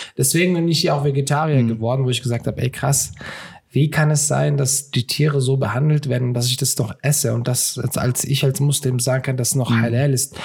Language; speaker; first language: German; early bilingual, other home language; Turkish